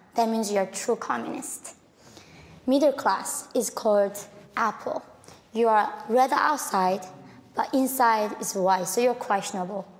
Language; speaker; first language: English; non-native, fluent; Korean